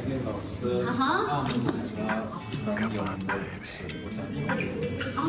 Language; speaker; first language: Chinese; non-native, fluent; Japanese